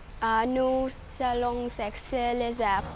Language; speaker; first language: French; non-native, learner; Vietnamese